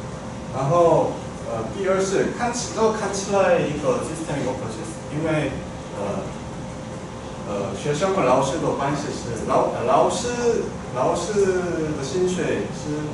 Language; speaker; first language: Chinese; non-native, fluent; Korean